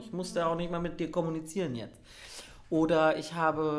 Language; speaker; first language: German; native; German